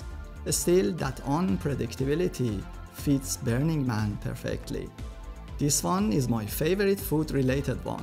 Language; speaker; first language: English; non-native, fluent; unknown